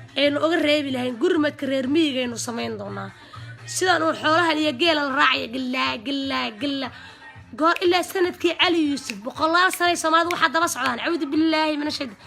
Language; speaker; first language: Somali; native; Somali